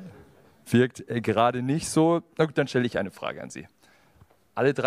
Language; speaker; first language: German; native; German